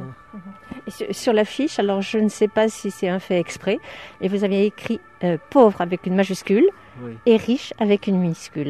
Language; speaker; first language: French; native; French